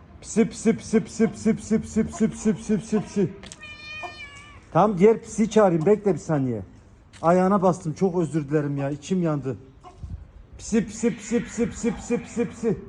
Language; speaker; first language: Turkish; native; Turkish